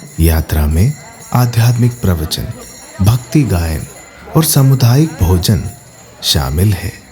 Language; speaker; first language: Hindi; native; Hindi